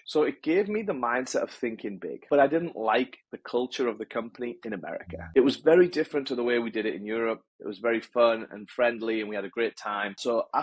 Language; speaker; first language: English; native; English